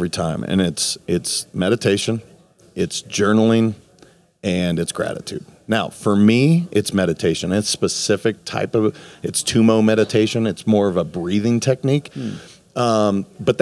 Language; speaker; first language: English; native; English